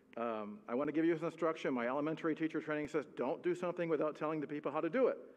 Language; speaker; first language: English; native; English